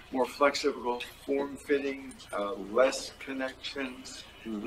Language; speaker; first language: English; non-native, fluent; Portuguese